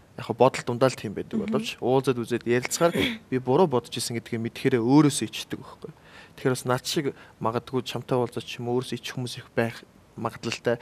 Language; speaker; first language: Mongolian; native; Mongolian